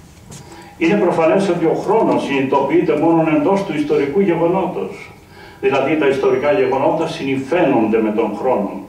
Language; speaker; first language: Greek; native; Greek